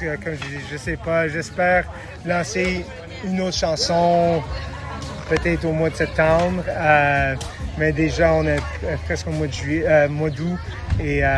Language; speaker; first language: French; non-native, local second language; English